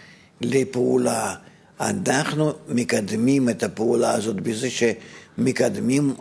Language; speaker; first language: Hebrew; non-native, fluent; Russian